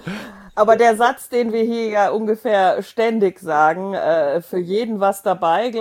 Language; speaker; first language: German; native; German